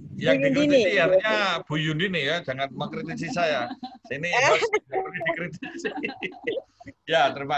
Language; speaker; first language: Indonesian; native; Indonesian